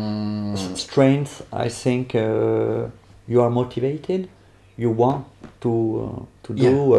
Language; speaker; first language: English; non-native, learner; French